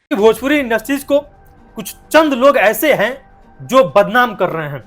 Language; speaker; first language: Hindi; native; Hindi